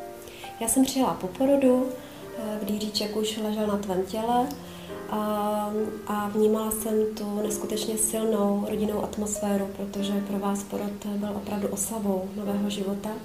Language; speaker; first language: Czech; native; Czech